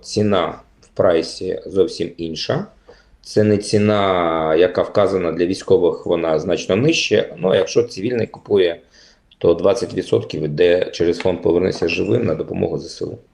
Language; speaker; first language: Ukrainian; native; Ukrainian